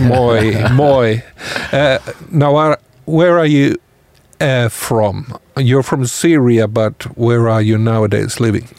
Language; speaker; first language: English; non-native, fluent; Finnish